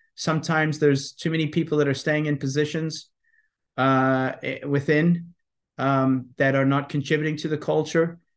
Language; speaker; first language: English; native; English